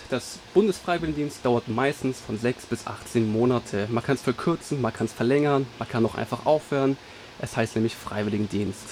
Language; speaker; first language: German; native; German